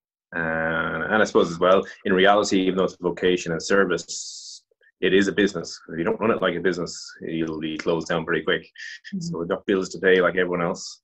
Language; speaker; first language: English; native; English